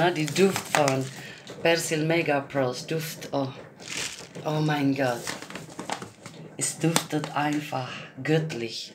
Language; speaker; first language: German; non-native, learner; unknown